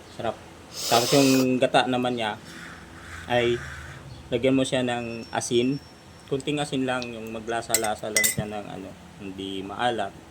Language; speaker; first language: Filipino; non-native, local second language; Cebuano